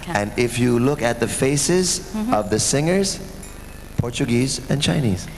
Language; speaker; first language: English; non-native, fluent; Thai